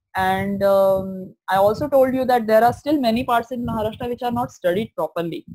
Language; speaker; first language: English; non-native, local second language; Marathi